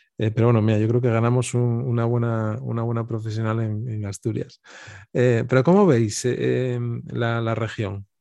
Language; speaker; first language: Spanish; native; Spanish